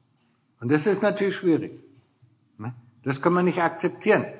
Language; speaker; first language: German; non-native, fluent; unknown